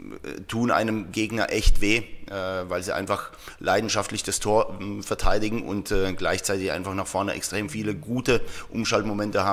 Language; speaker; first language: German; native; German